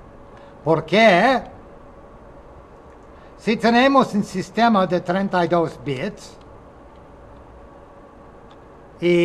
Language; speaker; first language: Spanish; non-native, fluent; English